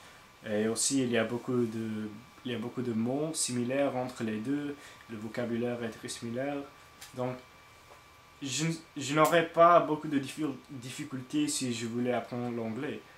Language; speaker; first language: French; non-native, learner; English